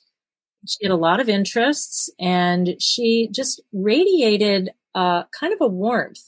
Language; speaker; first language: English; native; English